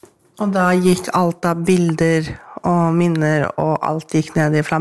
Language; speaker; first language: Norwegian; native; Norwegian